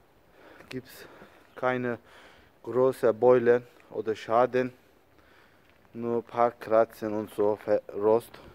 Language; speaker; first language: German; non-native, learner; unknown